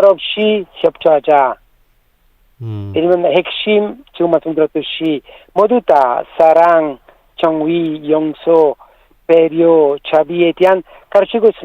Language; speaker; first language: Korean; non-native, learner; Italian